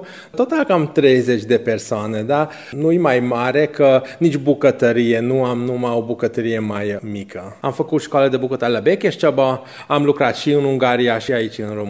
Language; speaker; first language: Romanian; non-native, local second language; Hungarian